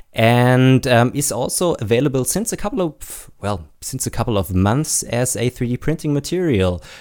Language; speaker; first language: English; non-native, fluent; German